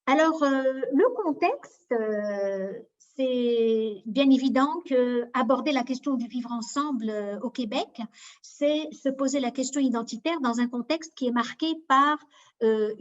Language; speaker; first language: French; native; French